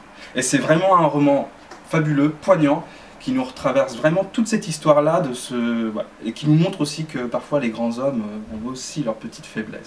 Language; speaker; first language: French; native; French